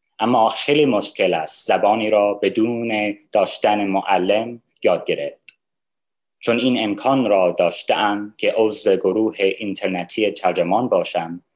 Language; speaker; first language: Persian; non-native, fluent; English